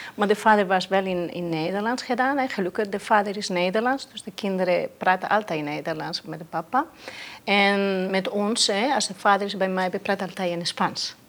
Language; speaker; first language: Dutch; non-native, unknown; Spanish